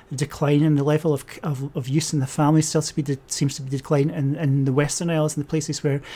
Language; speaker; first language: English; native; English